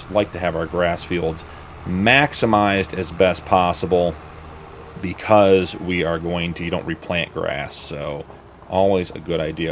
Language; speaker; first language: English; native; English